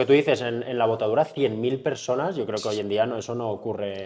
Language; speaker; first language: Spanish; native; Spanish